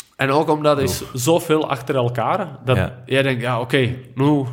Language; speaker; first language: Dutch; non-native, fluent; Czech